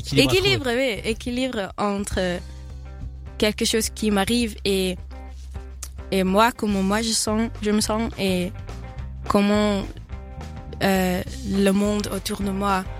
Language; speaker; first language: French; non-native, fluent; Dutch